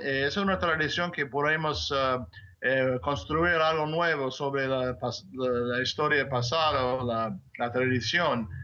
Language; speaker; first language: Spanish; non-native, fluent; English